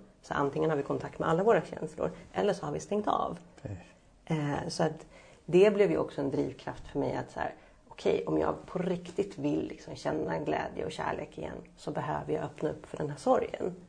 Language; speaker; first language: Swedish; native; Swedish